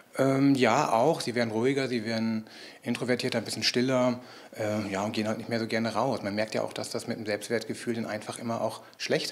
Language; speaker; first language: German; native; German